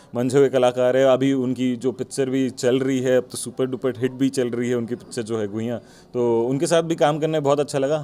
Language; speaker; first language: Hindi; non-native, local second language; Odia